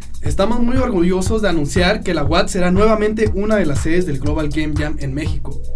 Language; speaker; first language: Spanish; native; Spanish